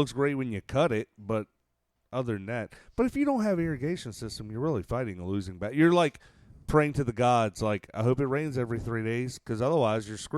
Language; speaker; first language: English; native; English